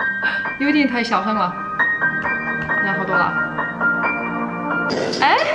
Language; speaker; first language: Chinese; non-native, fluent; English